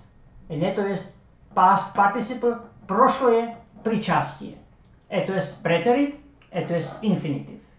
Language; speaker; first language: Russian; non-native, fluent; Slovak